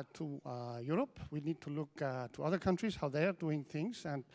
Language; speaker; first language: English; non-native, fluent; Icelandic